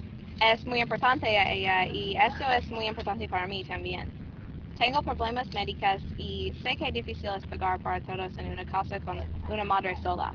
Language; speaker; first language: Spanish; non-native, learner; English